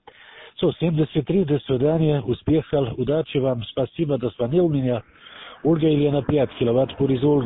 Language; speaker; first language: Russian; non-native, learner; German